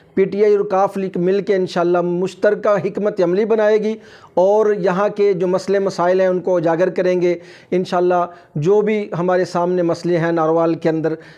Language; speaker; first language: Urdu; non-native, local second language; Punjabi